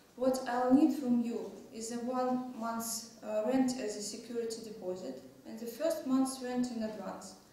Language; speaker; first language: English; non-native, learner; Russian